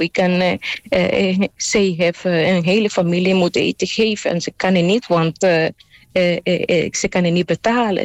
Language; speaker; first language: Dutch; non-native, fluent; Spanish